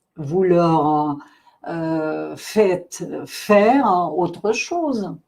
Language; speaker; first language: French; non-native, fluent; Russian